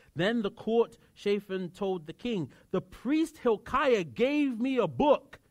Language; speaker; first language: English; native; English